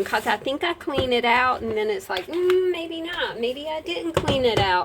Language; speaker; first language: English; native; English